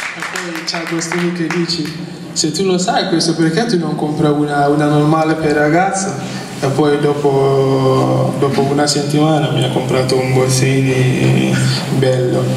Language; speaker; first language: Italian; non-native, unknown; Akan